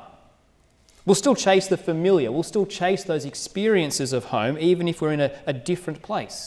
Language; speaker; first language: English; native; English